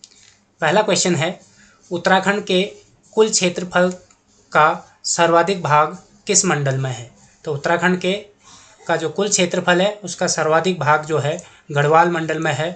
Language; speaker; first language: Hindi; native; Hindi